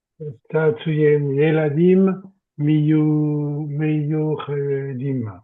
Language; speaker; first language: Hebrew; non-native, learner; French